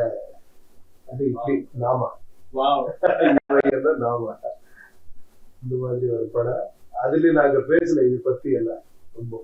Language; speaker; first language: Tamil; non-native, learner; Kannada